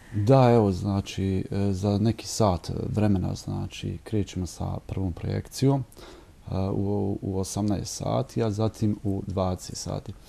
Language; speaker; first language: Croatian; native; Croatian